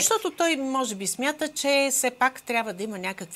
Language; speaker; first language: Bulgarian; native; Bulgarian